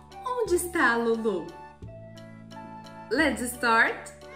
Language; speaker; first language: Portuguese; native; Portuguese